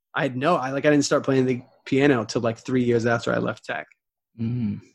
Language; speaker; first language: English; native; English